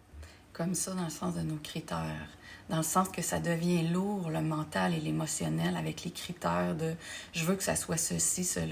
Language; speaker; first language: French; native; French